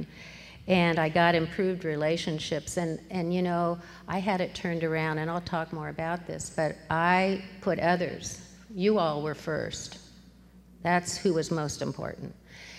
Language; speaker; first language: English; native; English